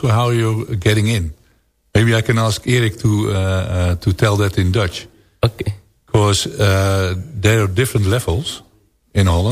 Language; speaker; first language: English; non-native, fluent; Dutch